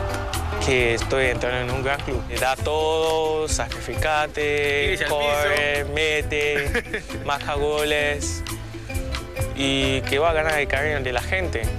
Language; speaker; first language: Spanish; non-native, fluent; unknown